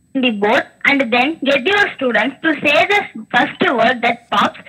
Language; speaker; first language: English; non-native, local second language; Tamil